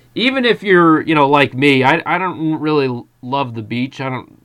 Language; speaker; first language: English; native; English